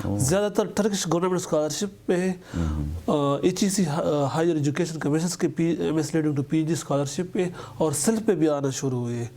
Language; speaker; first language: Urdu; non-native, local second language; Pashto